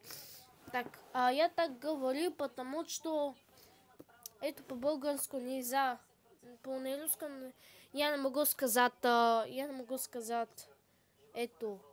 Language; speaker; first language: Russian; non-native, learner; Bulgarian